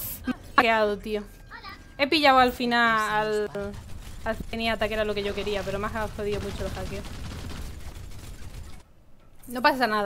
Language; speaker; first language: Spanish; native; Spanish